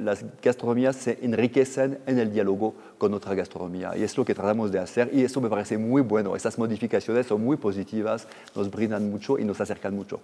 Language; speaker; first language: Spanish; non-native, fluent; French